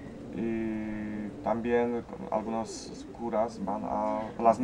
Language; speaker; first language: Spanish; non-native, learner; Polish